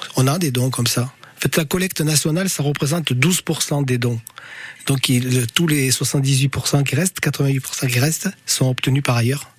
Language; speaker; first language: French; native; French